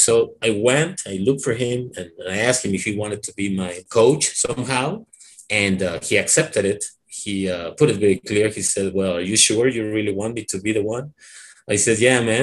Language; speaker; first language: English; non-native, fluent; Spanish